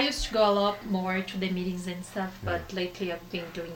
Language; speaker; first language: English; non-native, fluent; Portuguese